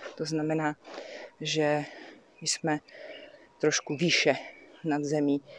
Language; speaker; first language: Czech; native; Czech